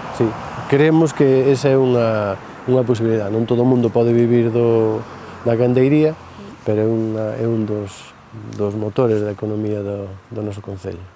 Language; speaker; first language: Galician; native; Galician